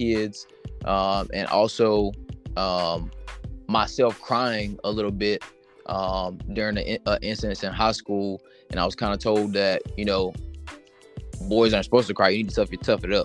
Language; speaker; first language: English; native; English